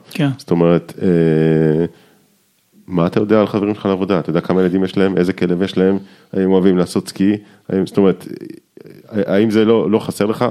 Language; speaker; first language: Hebrew; native; Hebrew